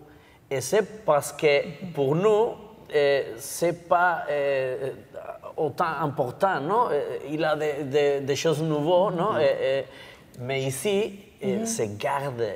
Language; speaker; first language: French; non-native, learner; Basque